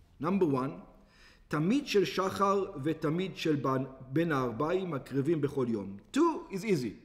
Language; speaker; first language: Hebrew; non-native, fluent; English